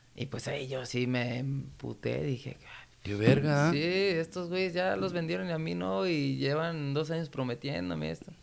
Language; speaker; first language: Spanish; early bilingual, heritage; Spanish